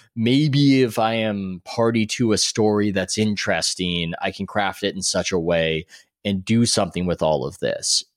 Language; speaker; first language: English; native; English